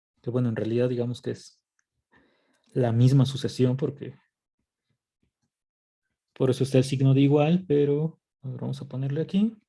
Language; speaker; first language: Spanish; native; Spanish